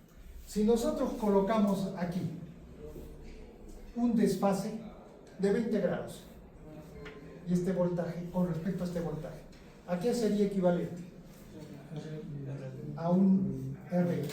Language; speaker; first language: Spanish; native; Spanish